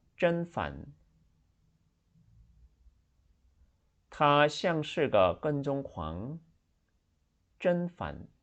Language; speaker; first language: Chinese; non-native, fluent; Korean